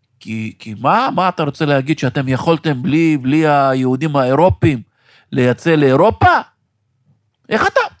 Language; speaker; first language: Hebrew; non-native, local second language; Arabic